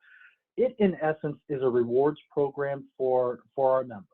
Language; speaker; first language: English; native; English